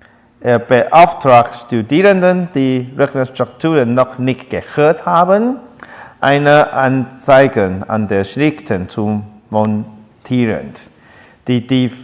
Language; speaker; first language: German; non-native, learner; Chinese